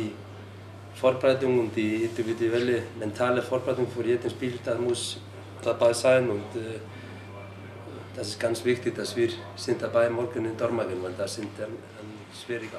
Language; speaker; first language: German; non-native, learner; Icelandic